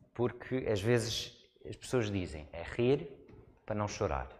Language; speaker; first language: Portuguese; non-native, fluent; English